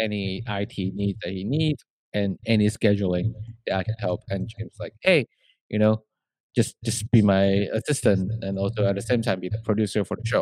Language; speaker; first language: English; non-native, local second language; Chinese